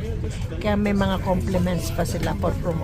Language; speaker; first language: Filipino; native; Filipino